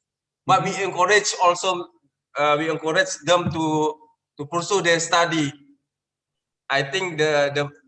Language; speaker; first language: English; non-native, learner; Indonesian